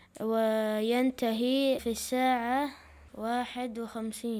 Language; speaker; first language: Arabic; early bilingual, other home language; Chechen